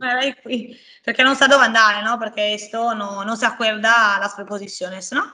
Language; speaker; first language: Italian; native; Italian